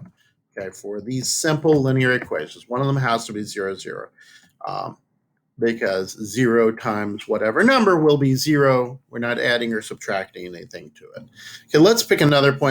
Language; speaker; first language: English; native; English